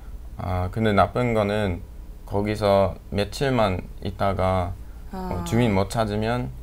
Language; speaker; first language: Korean; non-native, fluent; English